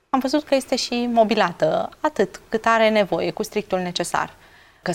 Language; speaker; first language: Romanian; native; Romanian